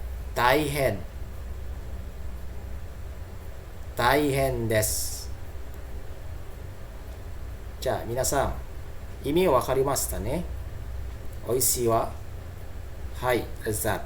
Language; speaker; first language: Japanese; non-native, fluent; Indonesian